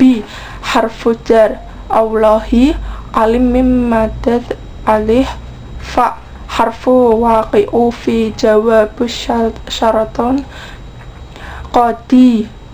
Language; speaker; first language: Arabic; non-native, learner; Indonesian